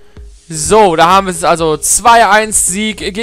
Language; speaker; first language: German; native; German